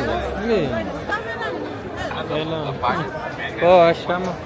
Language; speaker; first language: English; non-native, learner; French